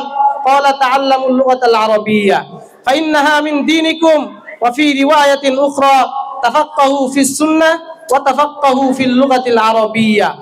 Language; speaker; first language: Arabic; non-native, learner; Bangla